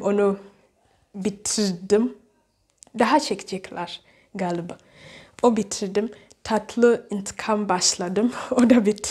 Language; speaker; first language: Turkish; non-native, learner; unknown